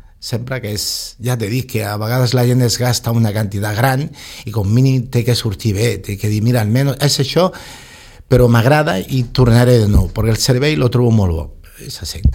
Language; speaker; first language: Catalan; non-native, local second language; Spanish